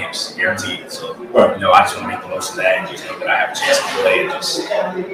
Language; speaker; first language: English; native; English